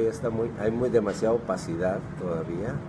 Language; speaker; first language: Spanish; native; Spanish